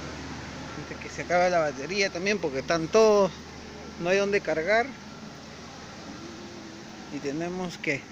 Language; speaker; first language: Spanish; native; Spanish